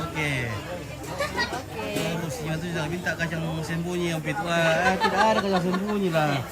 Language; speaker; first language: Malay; non-native, local second language; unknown